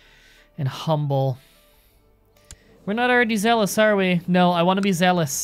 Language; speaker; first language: English; native; English